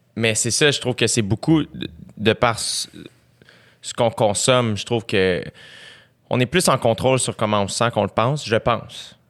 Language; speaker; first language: French; native; French